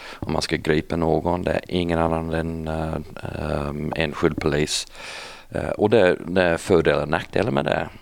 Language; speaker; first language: Swedish; non-native, fluent; English